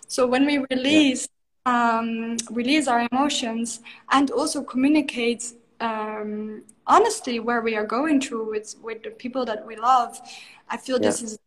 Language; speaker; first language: English; non-native, fluent; Dutch